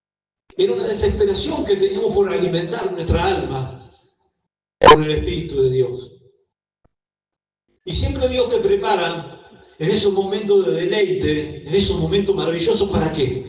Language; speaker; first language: Spanish; native; Spanish